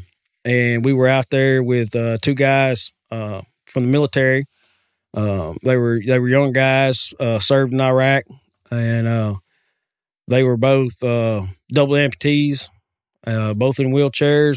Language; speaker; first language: English; native; English